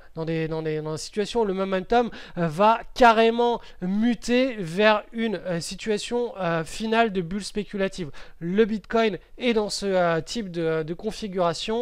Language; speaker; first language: French; native; French